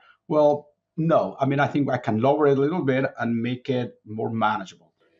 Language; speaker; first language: English; non-native, fluent; Spanish